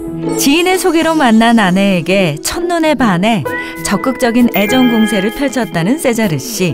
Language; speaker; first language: Korean; native; Korean